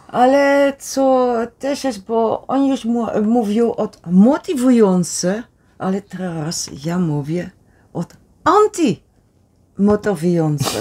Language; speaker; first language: Polish; non-native, learner; Dutch